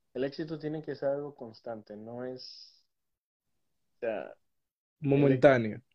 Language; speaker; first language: Spanish; native; Spanish